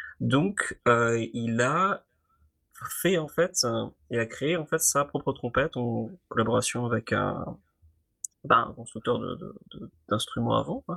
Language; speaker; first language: French; native; French